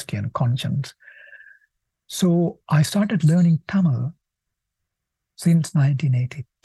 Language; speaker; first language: English; non-native, local second language; Sinhala